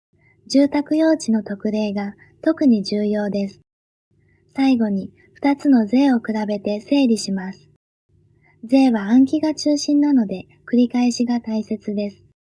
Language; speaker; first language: Japanese; native; Japanese